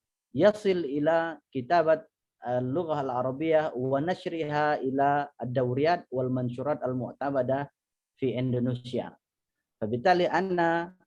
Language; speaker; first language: Arabic; non-native, fluent; Indonesian